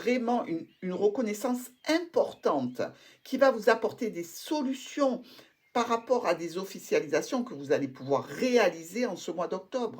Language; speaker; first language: French; native; French